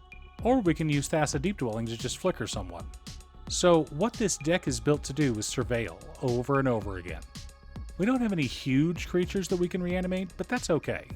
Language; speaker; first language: English; native; English